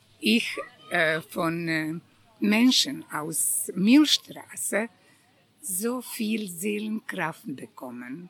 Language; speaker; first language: German; non-native, learner; Croatian